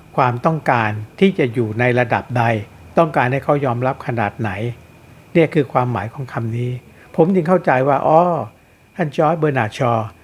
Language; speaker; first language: Thai; native; Thai